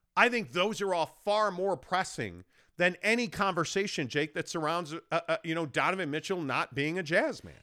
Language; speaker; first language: English; native; English